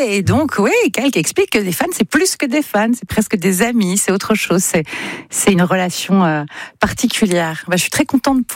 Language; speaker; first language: French; native; French